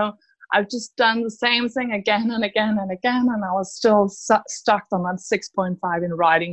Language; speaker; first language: English; non-native, fluent; Danish